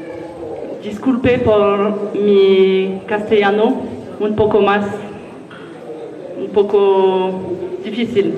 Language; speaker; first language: Spanish; non-native, learner; French